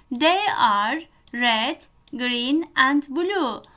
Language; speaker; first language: English; non-native, fluent; Turkish